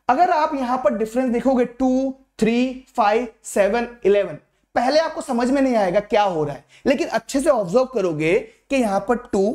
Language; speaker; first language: Hindi; native; Hindi